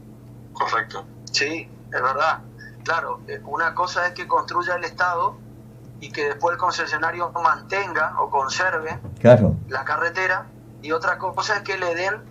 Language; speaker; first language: Spanish; native; Spanish